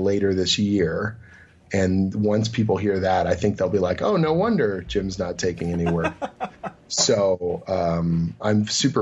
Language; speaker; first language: English; native; English